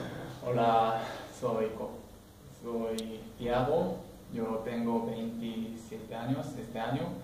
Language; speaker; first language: Spanish; non-native, learner; Korean